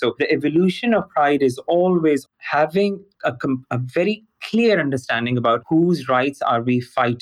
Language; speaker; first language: English; non-native, local second language; Urdu